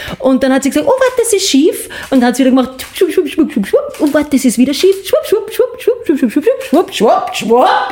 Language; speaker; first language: German; early bilingual, other home language; English